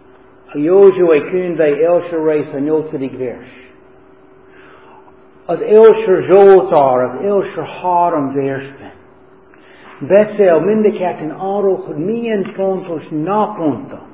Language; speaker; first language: Hungarian; non-native, learner; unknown